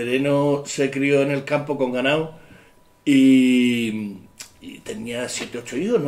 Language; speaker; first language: Spanish; native; Spanish